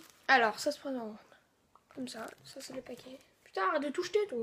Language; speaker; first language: French; native; French